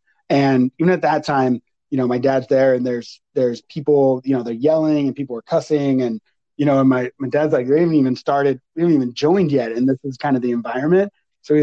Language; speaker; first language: English; native; English